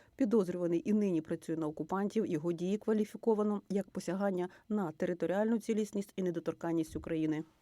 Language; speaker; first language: Ukrainian; native; Ukrainian